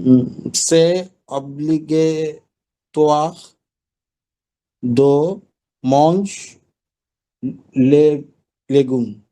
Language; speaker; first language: French; non-native, learner; Bangla